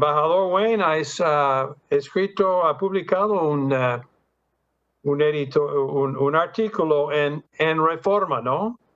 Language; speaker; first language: Spanish; non-native, fluent; English